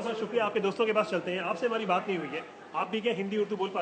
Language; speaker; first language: Hindi; native; Hindi